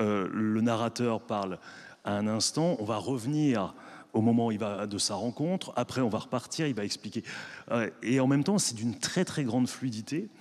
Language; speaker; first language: French; native; French